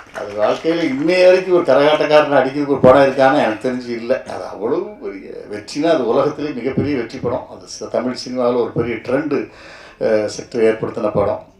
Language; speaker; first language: Tamil; native; Tamil